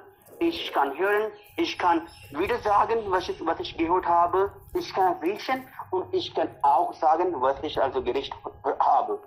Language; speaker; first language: German; non-native, fluent; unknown